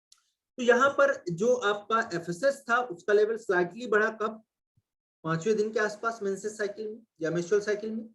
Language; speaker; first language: Hindi; native; Hindi